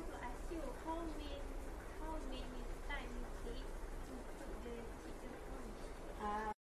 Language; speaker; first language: English; non-native, local second language; Malay